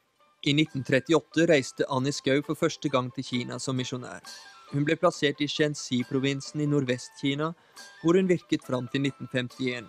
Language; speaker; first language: Norwegian; native; Norwegian